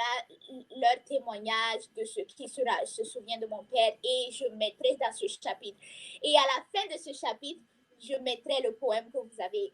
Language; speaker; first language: French; non-native, local second language; Kinyarwanda